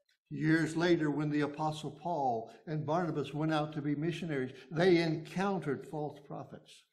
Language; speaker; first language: English; native; English